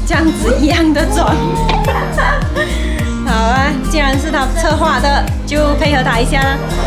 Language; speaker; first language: Chinese; native; Chinese